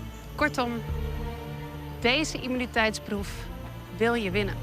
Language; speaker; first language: Dutch; native; Dutch